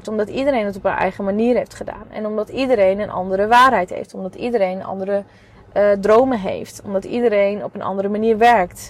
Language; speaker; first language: Dutch; native; Dutch